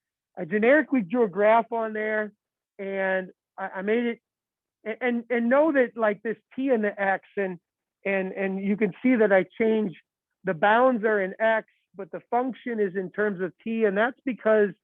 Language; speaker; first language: English; native; English